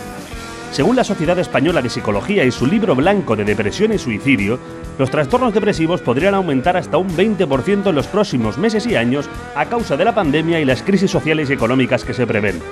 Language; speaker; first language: Spanish; native; Spanish